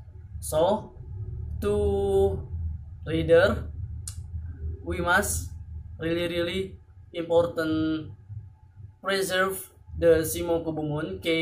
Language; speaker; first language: English; non-native, learner; Indonesian